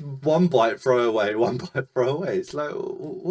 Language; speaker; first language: English; native; English